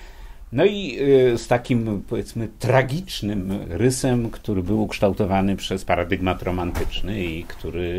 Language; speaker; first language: Polish; native; Polish